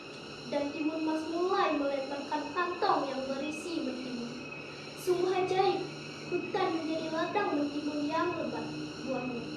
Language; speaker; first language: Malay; non-native, local second language; Balinese